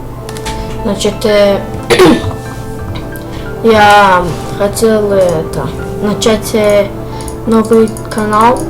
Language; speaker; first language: Russian; early bilingual, heritage; Russian